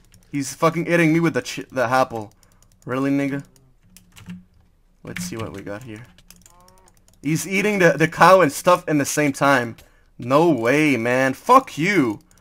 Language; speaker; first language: English; non-native, fluent; French